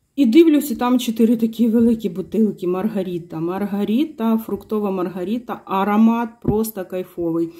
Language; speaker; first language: Ukrainian; non-native, local second language; Russian